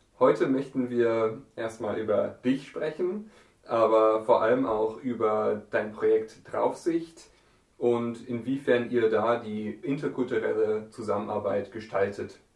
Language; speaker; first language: German; native; German